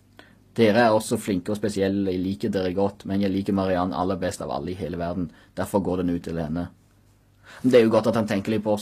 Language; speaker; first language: Norwegian; native; Norwegian